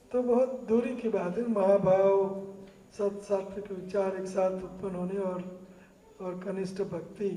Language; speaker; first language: Hindi; non-native, fluent; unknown